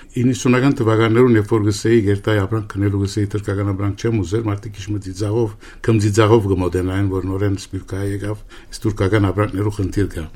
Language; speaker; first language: Armenian; early bilingual, heritage; Armenian